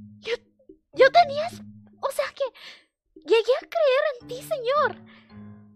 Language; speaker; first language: Spanish; non-native, fluent; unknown